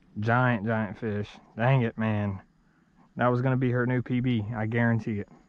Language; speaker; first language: English; native; English